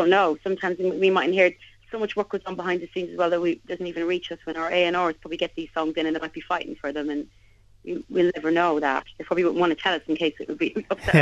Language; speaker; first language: English; native; English